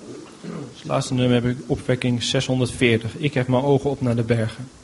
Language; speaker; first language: Dutch; native; Dutch